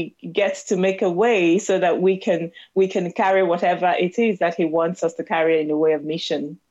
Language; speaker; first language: English; non-native, local second language; Igbo